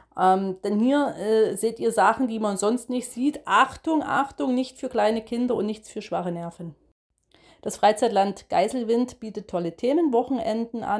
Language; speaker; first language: German; native; German